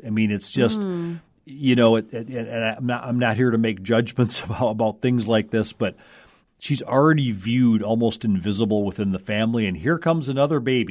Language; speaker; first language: English; native; English